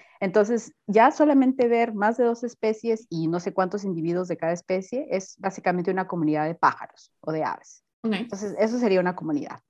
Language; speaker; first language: Spanish; native; Spanish